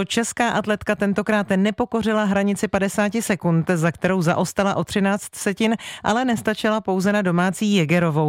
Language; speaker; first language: Czech; native; Czech